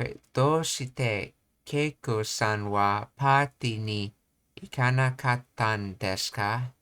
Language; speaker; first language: Japanese; non-native, learner; English